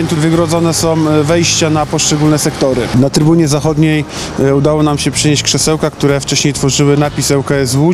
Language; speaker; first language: Polish; native; Polish